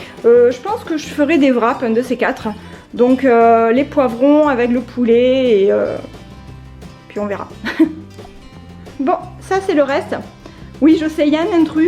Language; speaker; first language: French; native; French